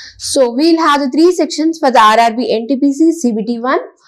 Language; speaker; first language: English; non-native, local second language; Telugu